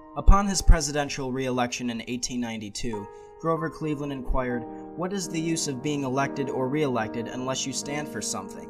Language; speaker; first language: English; native; English